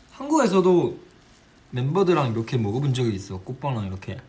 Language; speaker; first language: Korean; non-native, fluent; Chinese